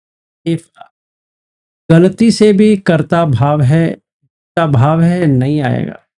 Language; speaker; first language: Hindi; native; Hindi